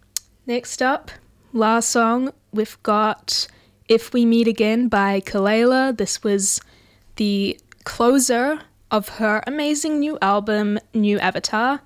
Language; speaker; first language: English; native; English